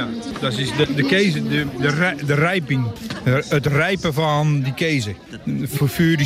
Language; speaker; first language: German; non-native, learner; Dutch